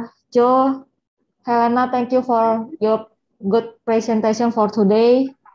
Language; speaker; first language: English; non-native, learner; Indonesian